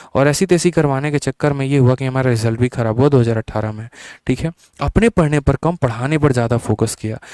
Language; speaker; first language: Hindi; native; Hindi